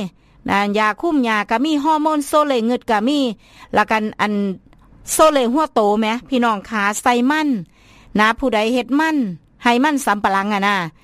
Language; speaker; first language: Thai; non-native, local second language; Northeastern Thai